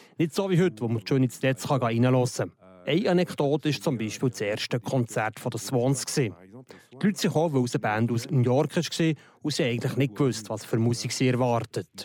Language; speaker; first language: German; non-native, local second language; French